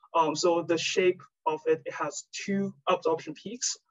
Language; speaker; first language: English; non-native, fluent; Chinese